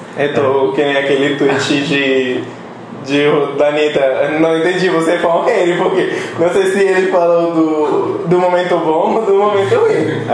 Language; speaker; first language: Portuguese; non-native, fluent; Spanish